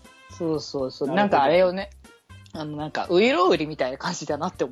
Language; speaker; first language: Japanese; native; Japanese